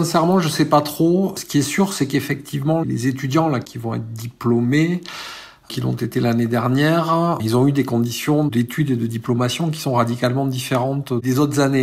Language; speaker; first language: French; native; French